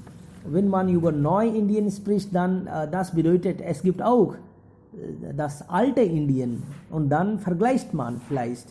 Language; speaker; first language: German; non-native, fluent; Hindi